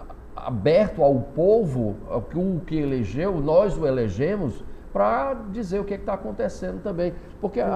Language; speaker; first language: Portuguese; native; Portuguese